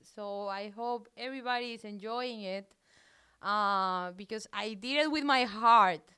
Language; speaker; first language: English; non-native, fluent; Spanish